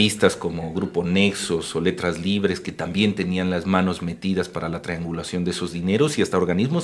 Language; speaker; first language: Spanish; native; Spanish